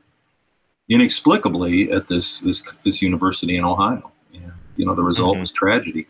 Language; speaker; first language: English; native; English